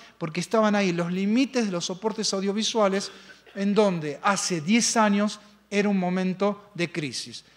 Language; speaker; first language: Spanish; native; Spanish